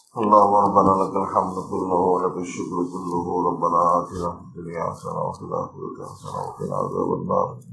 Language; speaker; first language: Urdu; native; Urdu